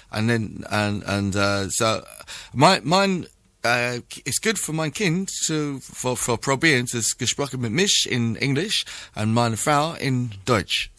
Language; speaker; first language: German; non-native, learner; English